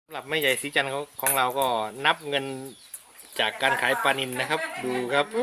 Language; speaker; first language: Thai; native; Thai